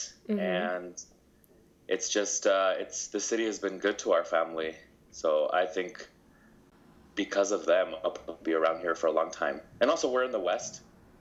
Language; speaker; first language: English; early bilingual, other home language; Spanish